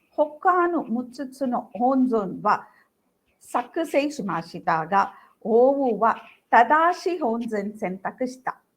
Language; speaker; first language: Japanese; non-native, learner; Tamil